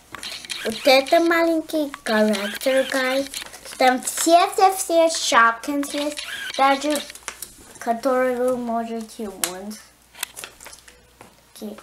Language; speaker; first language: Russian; early bilingual, heritage; Russian